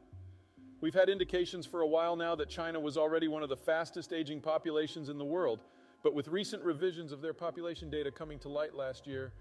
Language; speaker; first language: English; native; English